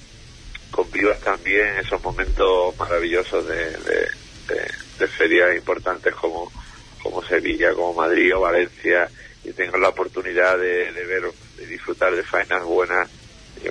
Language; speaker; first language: Spanish; native; Spanish